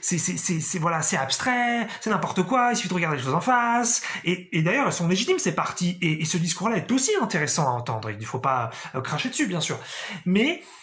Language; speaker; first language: French; native; French